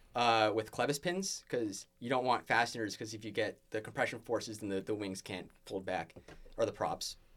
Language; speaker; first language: English; native; English